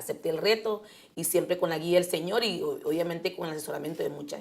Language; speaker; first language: Spanish; native; Spanish